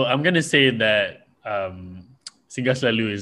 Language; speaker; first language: English; non-native, local second language; Malay